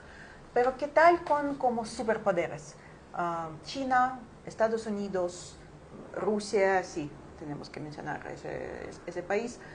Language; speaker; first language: Spanish; non-native, fluent; Ukrainian